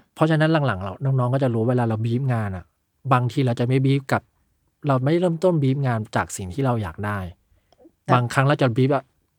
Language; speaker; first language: Thai; early bilingual, other home language; Chinese